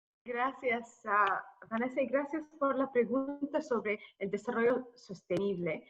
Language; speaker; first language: Spanish; non-native, fluent; English